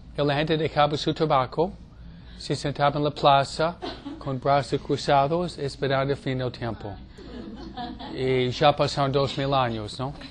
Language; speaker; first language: Spanish; non-native, fluent; English